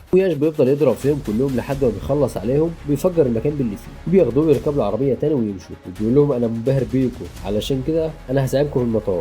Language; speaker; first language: Arabic; native; Arabic